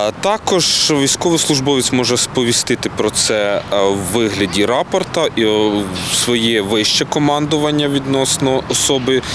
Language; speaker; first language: Ukrainian; native; Ukrainian